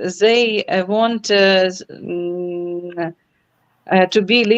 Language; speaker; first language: English; non-native, learner; Ukrainian